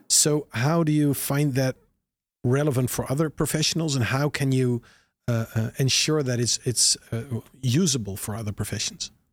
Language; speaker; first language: English; non-native, fluent; Dutch